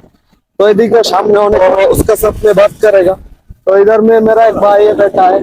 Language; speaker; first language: Hindi; non-native, learner; Bangla